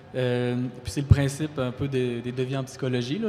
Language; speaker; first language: French; native; French